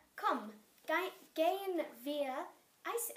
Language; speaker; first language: German; non-native, learner; English